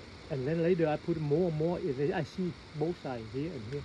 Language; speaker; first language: English; non-native, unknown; Vietnamese